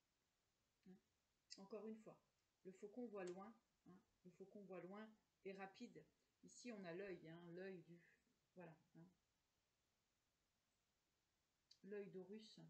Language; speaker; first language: French; native; French